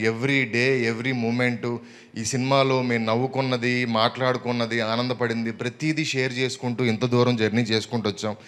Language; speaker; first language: Telugu; native; Telugu